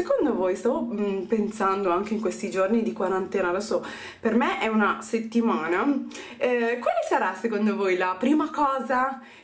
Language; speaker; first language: Italian; native; Italian